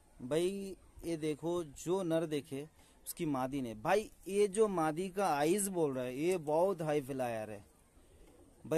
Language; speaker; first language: Hindi; non-native, local second language; Bangla